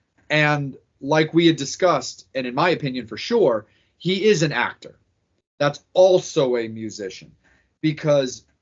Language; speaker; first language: English; native; English